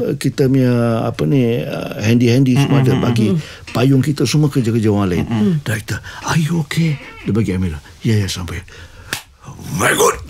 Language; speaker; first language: Malay; native; Malay